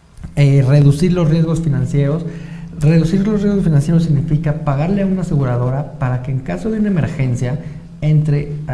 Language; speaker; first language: Spanish; native; Spanish